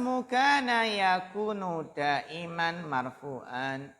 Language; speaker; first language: Arabic; non-native, fluent; Indonesian